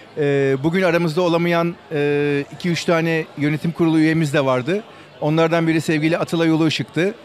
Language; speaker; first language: Turkish; native; Turkish